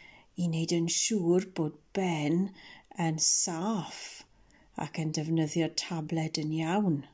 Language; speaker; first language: Welsh; non-native, local second language; English